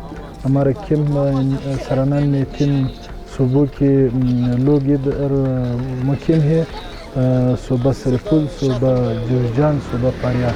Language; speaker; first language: Hindi; non-native, learner; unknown